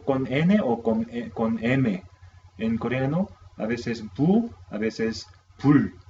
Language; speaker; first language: Spanish; non-native, fluent; Korean